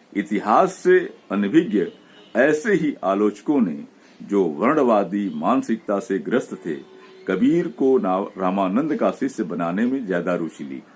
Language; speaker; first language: Hindi; native; Hindi